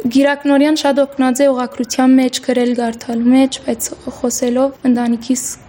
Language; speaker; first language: Armenian; early bilingual, heritage; Armenian